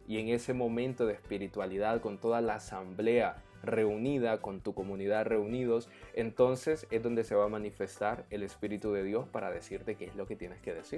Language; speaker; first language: Spanish; native; Spanish